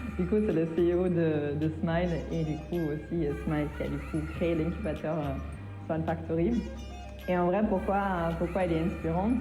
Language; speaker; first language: French; non-native, fluent; German